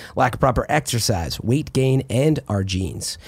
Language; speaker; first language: English; early bilingual, other home language; Italian